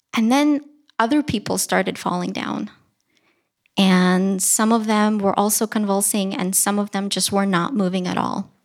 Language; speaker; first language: English; early bilingual, other home language; Russian